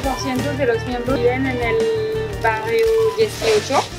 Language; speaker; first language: Spanish; non-native, fluent; French